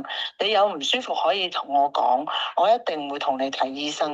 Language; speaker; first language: Cantonese; native; Cantonese